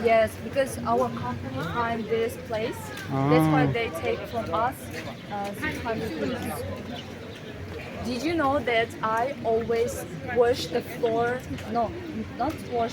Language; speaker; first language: English; non-native, learner; Russian